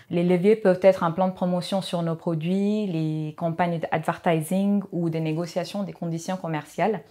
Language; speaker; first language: French; non-native, fluent; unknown